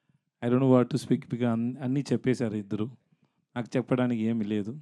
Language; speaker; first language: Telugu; non-native, learner; Tamil